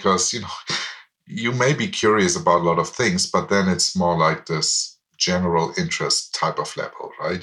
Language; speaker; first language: English; non-native, fluent; German